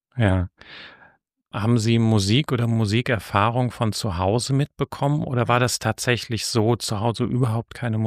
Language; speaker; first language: German; native; German